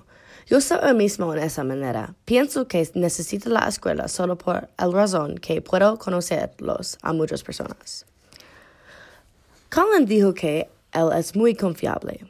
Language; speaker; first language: Spanish; non-native, learner; English